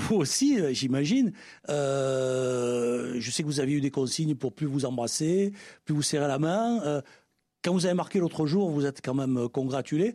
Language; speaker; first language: French; native; French